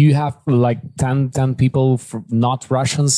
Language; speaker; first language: English; non-native, fluent; Kazakh